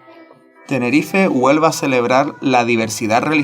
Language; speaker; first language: Spanish; native; Spanish